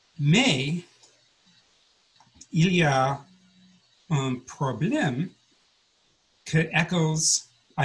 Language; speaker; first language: French; non-native, learner; English